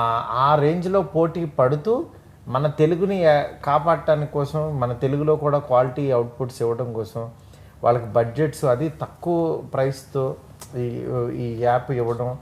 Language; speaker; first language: Telugu; native; Telugu